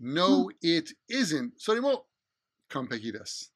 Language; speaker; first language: Japanese; non-native, fluent; English